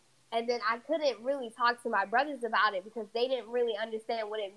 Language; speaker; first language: English; early bilingual, other home language; Fula